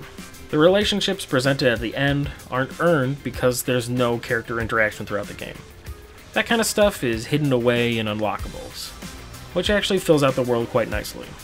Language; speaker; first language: English; native; English